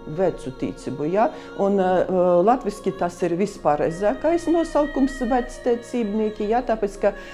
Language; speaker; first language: Latvian; early bilingual, other home language; Russian